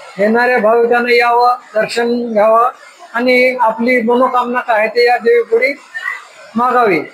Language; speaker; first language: Marathi; native; Marathi